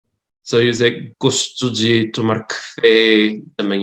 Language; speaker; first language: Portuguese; non-native, learner; English